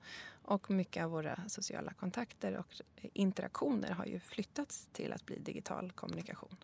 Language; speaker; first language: Swedish; native; Swedish